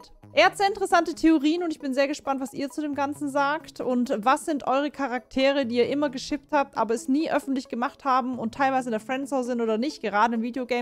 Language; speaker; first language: German; native; German